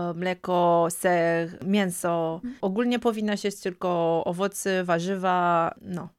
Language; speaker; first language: Polish; non-native, fluent; Romanian